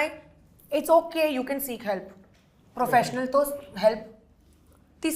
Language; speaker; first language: Telugu; non-native, local second language; Hindi